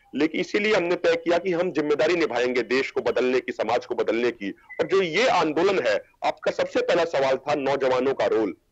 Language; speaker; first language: Hindi; native; Hindi